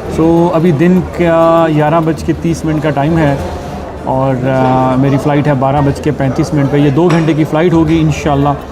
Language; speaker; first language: Urdu; native; Urdu